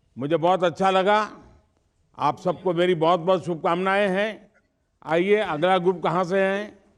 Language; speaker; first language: Hindi; non-native, local second language; Gujarati